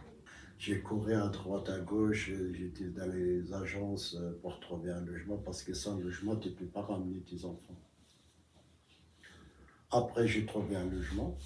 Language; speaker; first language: French; non-native, fluent; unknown